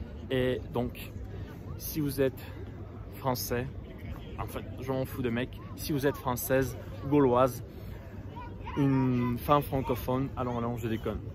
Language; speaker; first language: French; non-native, fluent; Russian